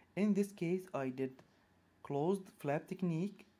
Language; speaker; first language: English; non-native, fluent; Arabic